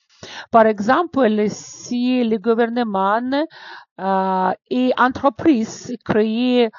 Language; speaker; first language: French; non-native, fluent; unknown